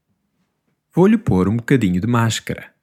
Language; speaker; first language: Portuguese; non-native, fluent; English